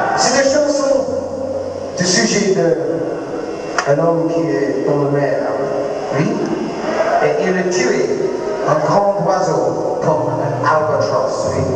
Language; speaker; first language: French; non-native, learner; English